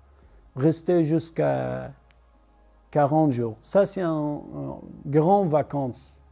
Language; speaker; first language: French; non-native, learner; Persian